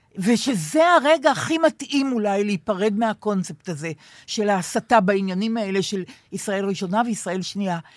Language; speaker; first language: Hebrew; native; Hebrew